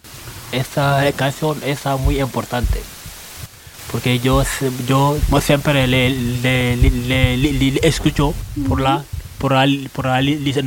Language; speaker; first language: Spanish; non-native, learner; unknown